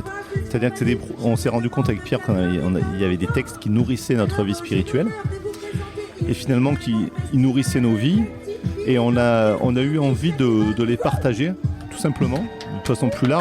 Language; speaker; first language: French; native; French